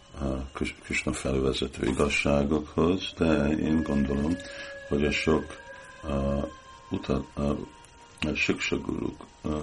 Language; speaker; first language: Hungarian; early bilingual, heritage; Hungarian